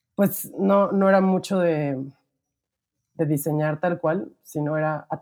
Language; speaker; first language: Spanish; native; Spanish